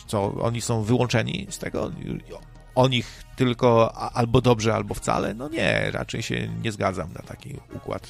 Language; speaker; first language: Polish; native; Polish